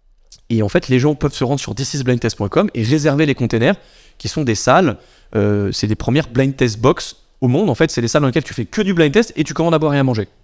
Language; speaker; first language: French; native; French